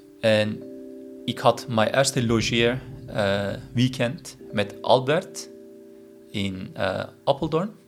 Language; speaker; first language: Dutch; non-native, learner; Turkish